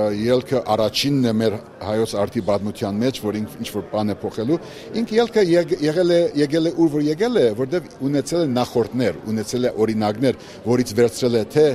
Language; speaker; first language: Armenian; early bilingual, heritage; Armenian